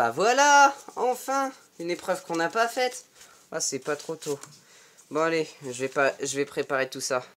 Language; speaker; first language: French; native; French